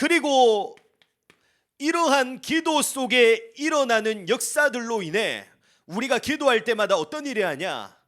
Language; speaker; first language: Korean; native; Korean